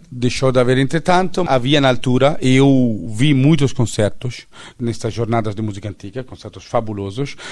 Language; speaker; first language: Portuguese; non-native, fluent; Italian